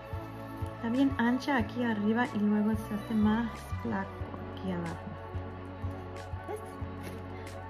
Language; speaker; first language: Spanish; early bilingual, heritage; Spanish